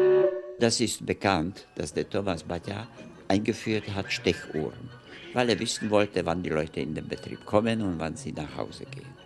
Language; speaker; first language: German; non-native, fluent; Czech